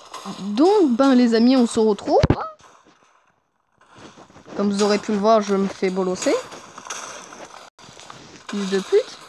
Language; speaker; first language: French; native; French